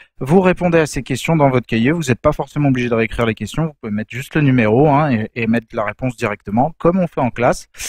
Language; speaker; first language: French; native; French